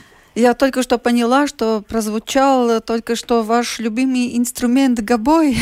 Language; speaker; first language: Russian; native; Russian